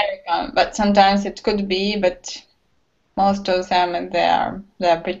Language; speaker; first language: English; non-native, fluent; Russian